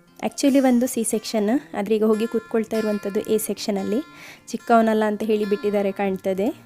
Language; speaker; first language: Kannada; non-native, local second language; Konkani